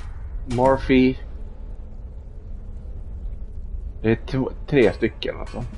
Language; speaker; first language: Swedish; native; Swedish